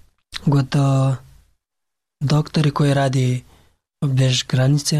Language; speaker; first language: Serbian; non-native, learner; Pashto